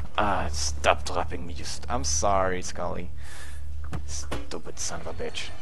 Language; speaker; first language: English; non-native, fluent; Swedish